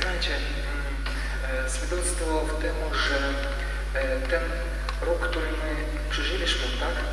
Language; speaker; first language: Polish; non-native, learner; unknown